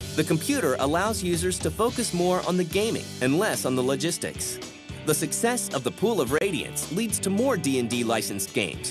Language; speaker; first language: English; native; English